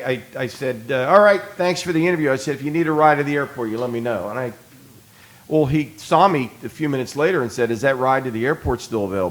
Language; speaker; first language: English; native; English